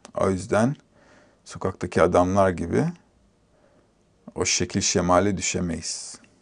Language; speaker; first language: Turkish; native; Turkish